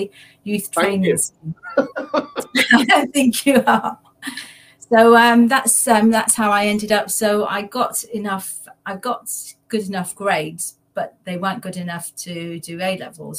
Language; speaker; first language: English; native; English